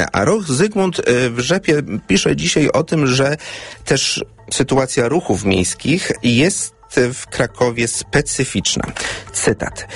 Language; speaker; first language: Polish; native; Polish